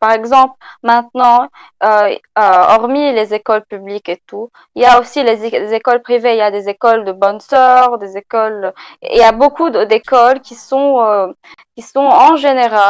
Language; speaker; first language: French; non-native, local second language; Arabic